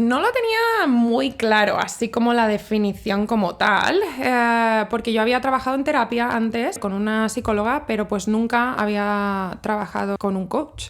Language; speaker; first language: Spanish; native; Spanish